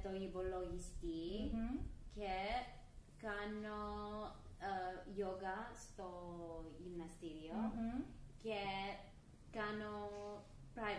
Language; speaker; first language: Greek; early bilingual, heritage; English